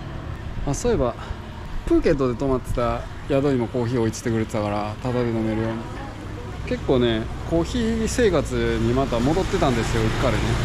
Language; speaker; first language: Japanese; native; Japanese